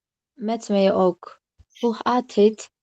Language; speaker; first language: Dutch; non-native, learner; Uyghur